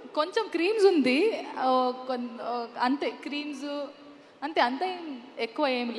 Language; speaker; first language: Telugu; non-native, learner; Kannada